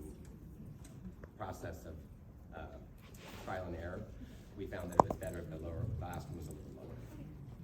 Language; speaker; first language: English; native; English